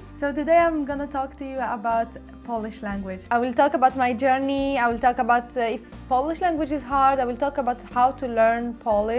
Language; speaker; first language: English; non-native, local second language; Arabic